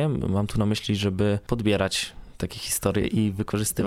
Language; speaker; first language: Polish; native; Polish